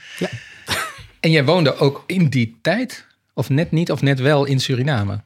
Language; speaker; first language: Dutch; native; Dutch